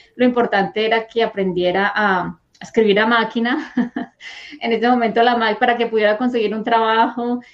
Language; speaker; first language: Spanish; native; Spanish